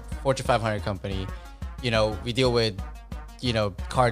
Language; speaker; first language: English; non-native, local second language; Filipino